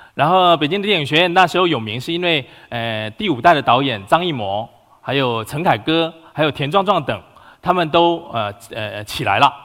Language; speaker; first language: Chinese; native; Chinese